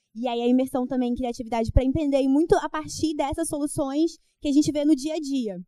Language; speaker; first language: Portuguese; native; Portuguese